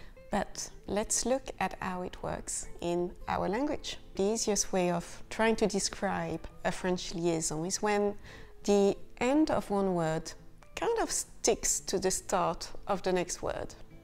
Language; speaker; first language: English; non-native, fluent; French